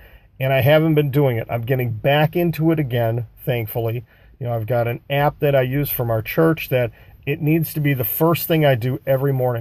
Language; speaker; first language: English; native; English